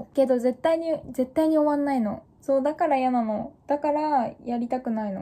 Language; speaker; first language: Japanese; native; Japanese